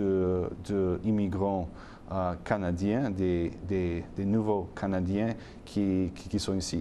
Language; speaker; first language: French; non-native, fluent; English